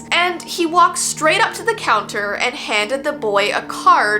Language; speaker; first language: English; native; English